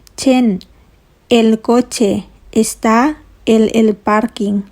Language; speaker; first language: Spanish; non-native, fluent; Thai